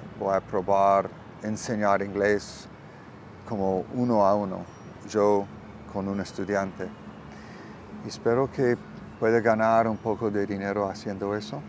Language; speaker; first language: Spanish; non-native, learner; English